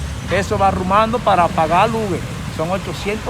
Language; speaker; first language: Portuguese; non-native, learner; Spanish